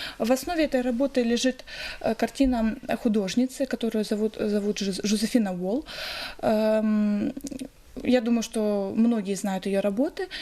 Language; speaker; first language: Russian; native; Russian